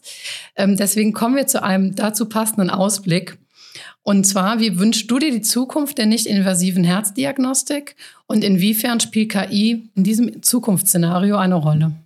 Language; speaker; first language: German; native; German